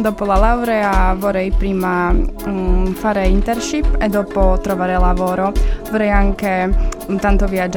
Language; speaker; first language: Italian; non-native, learner; Slovak